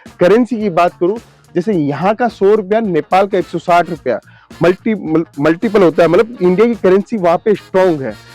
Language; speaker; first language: Hindi; native; Hindi